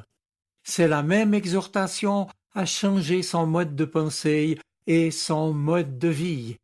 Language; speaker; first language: French; native; French